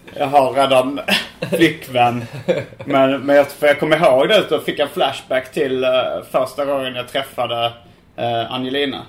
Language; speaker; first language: Swedish; native; Swedish